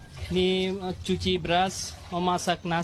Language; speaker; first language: Indonesian; non-native, learner; Rohingya